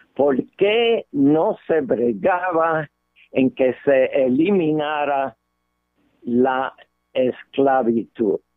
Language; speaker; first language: Spanish; early bilingual, heritage; Spanish